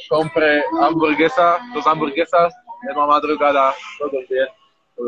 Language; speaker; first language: Spanish; non-native, learner; Slovak